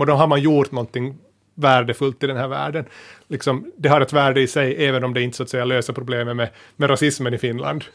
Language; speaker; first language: Swedish; native; Swedish